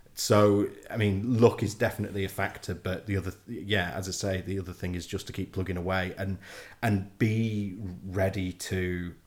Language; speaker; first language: English; native; English